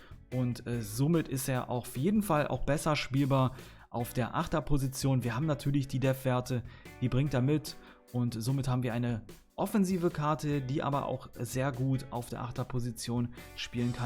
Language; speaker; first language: German; native; German